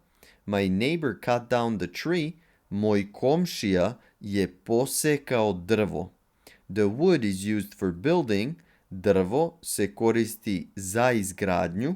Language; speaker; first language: Serbian; native; Serbian